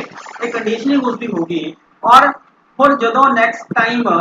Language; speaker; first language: Hindi; non-native, local second language; Punjabi